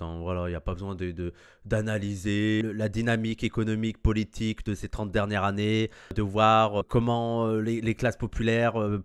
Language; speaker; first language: French; native; French